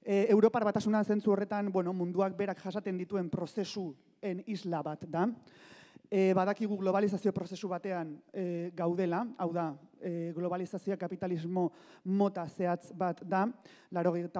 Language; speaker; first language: Basque; native; Basque